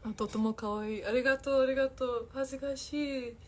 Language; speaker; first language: Japanese; non-native, learner; English